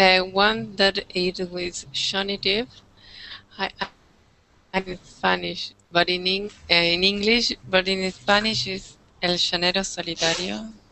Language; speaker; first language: English; non-native, learner; Spanish